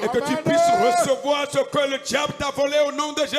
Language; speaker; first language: French; non-native, local second language; Ewe